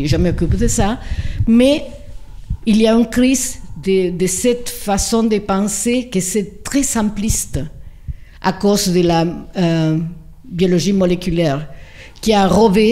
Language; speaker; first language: French; non-native, fluent; Spanish